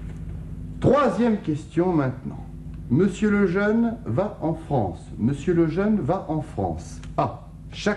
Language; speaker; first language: French; native; French